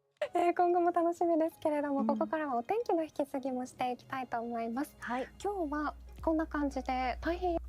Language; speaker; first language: Japanese; native; Japanese